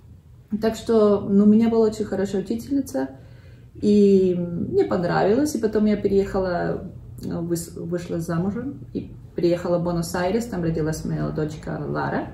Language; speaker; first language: Russian; early bilingual, heritage; Russian